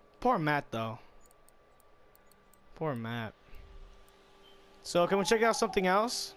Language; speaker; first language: English; native; English